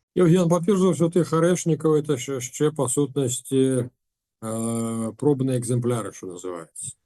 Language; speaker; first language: Belarusian; non-native, local second language; Russian